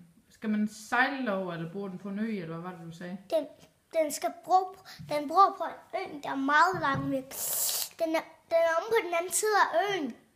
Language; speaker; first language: Danish; native; Danish